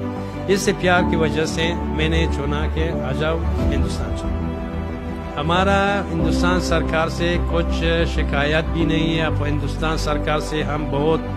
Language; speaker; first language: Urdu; non-native, learner; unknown